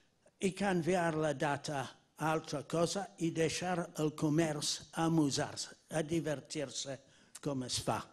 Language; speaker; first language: Catalan; non-native, fluent; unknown